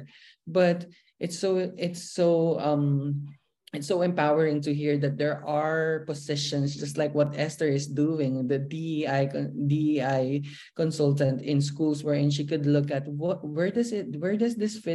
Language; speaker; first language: English; non-native, local second language; Filipino